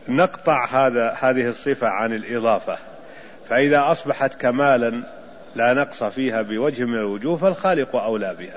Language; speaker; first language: Arabic; native; Arabic